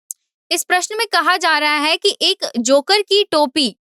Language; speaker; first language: Hindi; native; Hindi